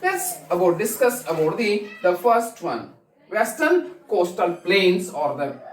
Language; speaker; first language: English; non-native, local second language; Kannada